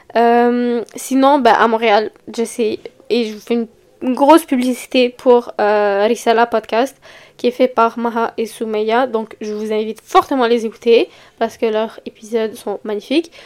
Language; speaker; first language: French; native; French